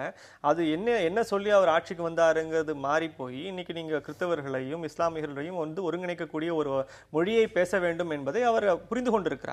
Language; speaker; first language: Tamil; native; Tamil